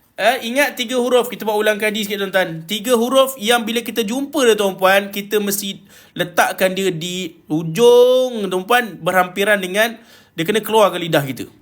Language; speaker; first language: Malay; native; Malay